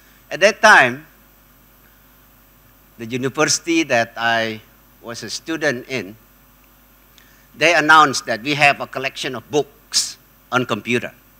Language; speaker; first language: English; non-native, fluent; Indonesian